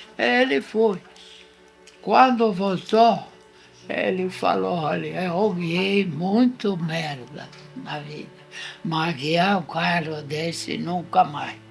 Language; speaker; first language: Portuguese; non-native, fluent; Italian